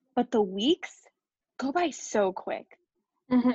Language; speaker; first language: English; native; English